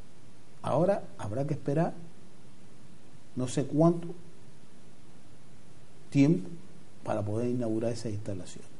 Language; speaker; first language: Spanish; native; Spanish